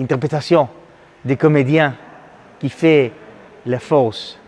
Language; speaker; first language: French; non-native, fluent; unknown